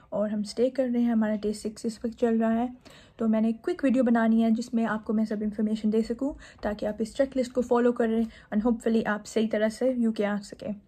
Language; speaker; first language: Urdu; native; Urdu